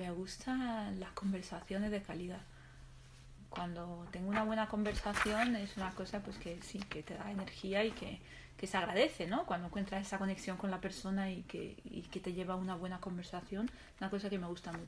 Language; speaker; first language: Spanish; non-native, fluent; Arabic